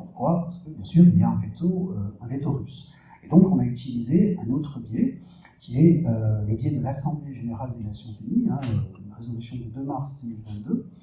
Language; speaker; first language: French; native; French